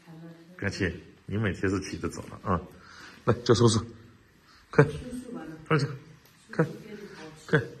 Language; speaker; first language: Chinese; native; Chinese